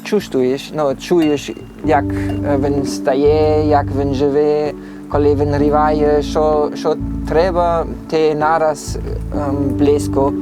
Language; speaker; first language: Ukrainian; non-native, learner; German